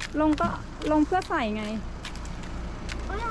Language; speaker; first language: Thai; native; Thai